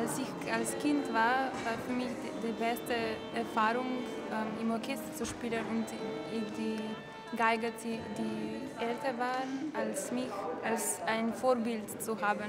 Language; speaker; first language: German; non-native, fluent; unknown